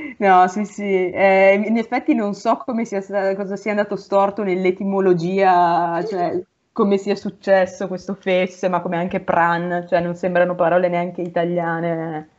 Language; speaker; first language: Italian; native; Italian